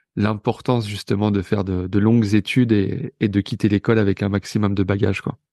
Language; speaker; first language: French; native; French